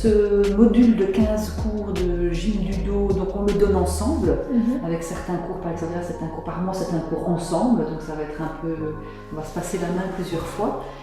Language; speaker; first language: French; native; French